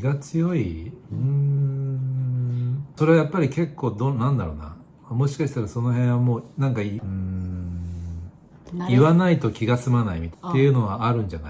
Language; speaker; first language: Japanese; native; Japanese